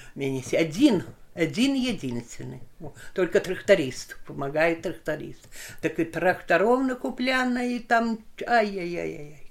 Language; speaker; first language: Russian; non-native, local second language; Lithuanian